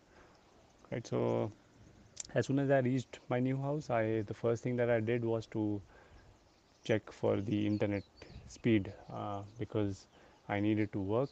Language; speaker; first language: English; non-native, local second language; Hindi